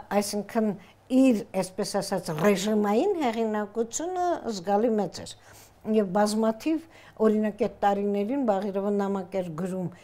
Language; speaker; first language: Armenian; native; Armenian